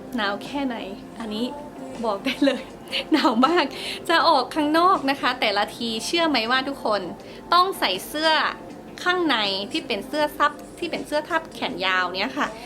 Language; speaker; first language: Thai; native; Thai